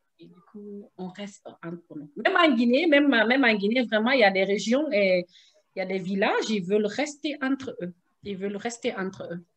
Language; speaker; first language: French; non-native, local second language; Susu